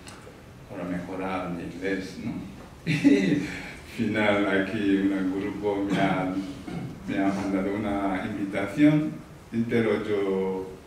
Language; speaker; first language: Spanish; non-native, learner; Tibetan